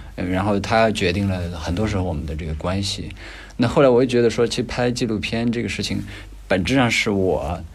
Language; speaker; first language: Chinese; native; Chinese